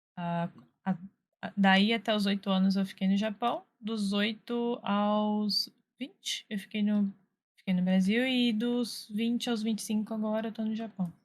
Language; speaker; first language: Portuguese; native; Portuguese